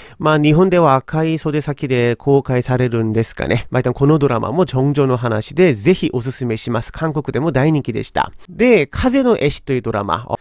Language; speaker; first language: Japanese; non-native, fluent; Korean